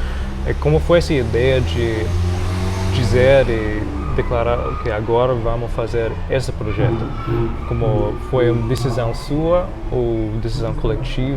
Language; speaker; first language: Portuguese; non-native, fluent; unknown